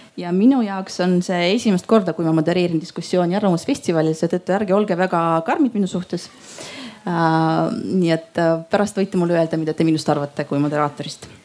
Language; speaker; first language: Estonian; non-native, local second language; Russian